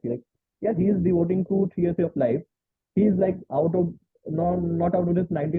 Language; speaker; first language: English; non-native, local second language; Hindi